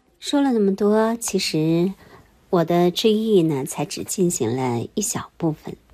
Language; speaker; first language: Chinese; native; Chinese